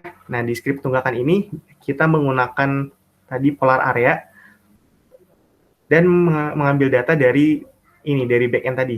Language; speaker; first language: Indonesian; native; Indonesian